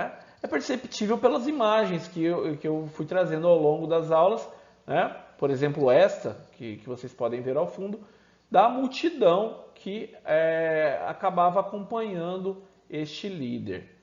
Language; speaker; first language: Portuguese; native; Portuguese